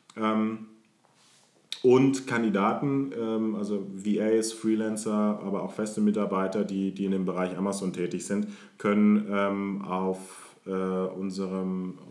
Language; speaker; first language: German; native; German